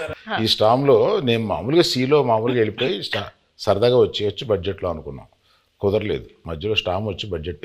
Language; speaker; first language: Telugu; native; Telugu